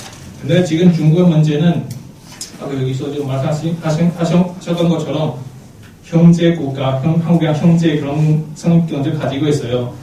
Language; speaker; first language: Korean; non-native, fluent; Chinese